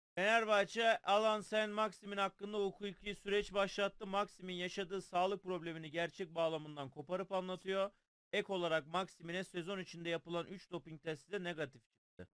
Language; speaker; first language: Turkish; native; Turkish